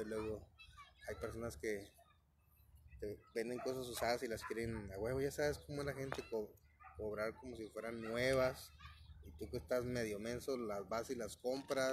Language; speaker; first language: Spanish; native; Spanish